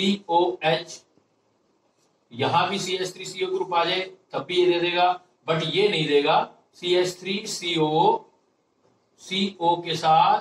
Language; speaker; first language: Hindi; native; Hindi